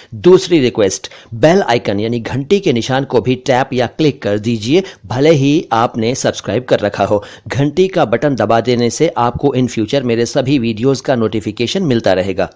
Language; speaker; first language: Hindi; native; Hindi